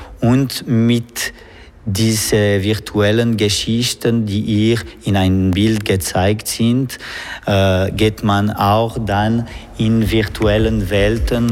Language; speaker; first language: German; non-native, local second language; French